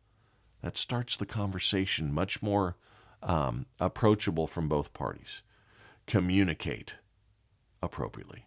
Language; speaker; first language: English; native; English